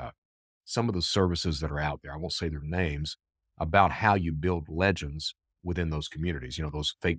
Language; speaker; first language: English; native; English